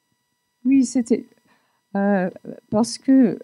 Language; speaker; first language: French; non-native, fluent; English